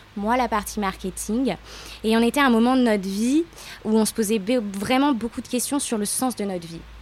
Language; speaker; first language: French; native; French